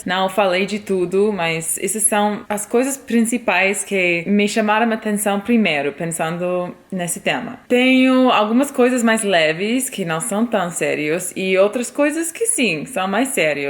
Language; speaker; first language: Portuguese; non-native, fluent; English